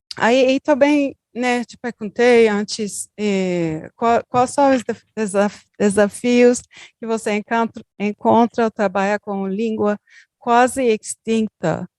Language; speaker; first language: Portuguese; non-native, learner; Turkish